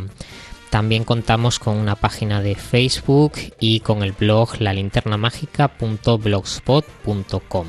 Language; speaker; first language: Spanish; native; Spanish